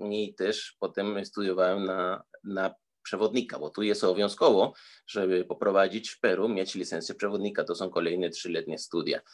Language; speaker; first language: Polish; early bilingual, heritage; Spanish